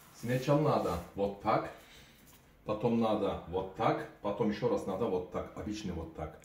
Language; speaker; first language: Russian; non-native, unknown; Turkish